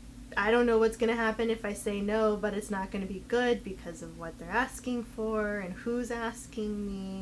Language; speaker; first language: English; native; English